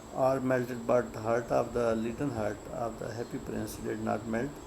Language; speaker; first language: English; non-native, local second language; Urdu